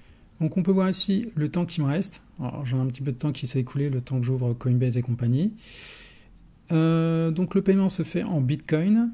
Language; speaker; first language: French; native; French